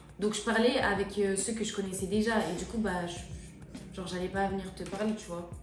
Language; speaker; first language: French; early bilingual, other home language; Malagasy